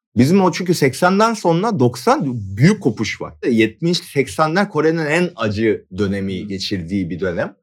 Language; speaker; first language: Turkish; non-native, fluent; Korean